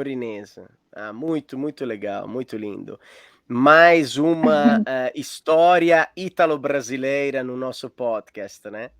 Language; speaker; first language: Portuguese; non-native, fluent; Italian